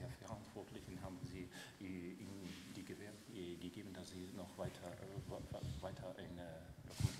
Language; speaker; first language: German; non-native, fluent; Russian